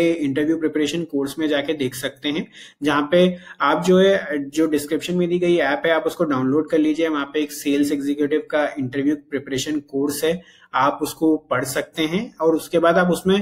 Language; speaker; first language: Hindi; native; Hindi